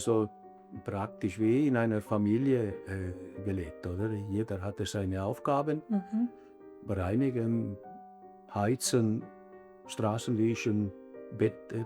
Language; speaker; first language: German; early bilingual, other home language; Italian